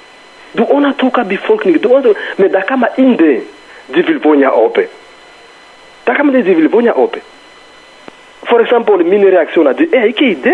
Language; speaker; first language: Danish; non-native, fluent; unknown